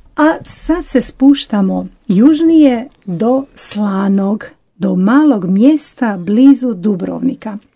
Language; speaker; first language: Croatian; native; Croatian